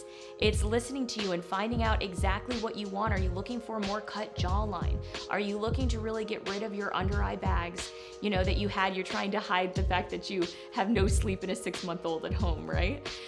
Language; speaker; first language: English; native; English